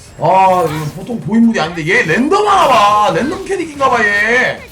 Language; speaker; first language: Korean; native; Korean